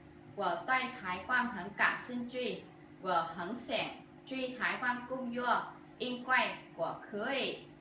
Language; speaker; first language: Chinese; non-native, learner; Vietnamese